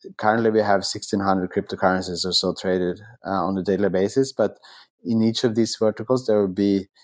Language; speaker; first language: English; non-native, fluent; Swedish